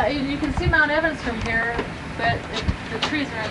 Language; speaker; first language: English; native; English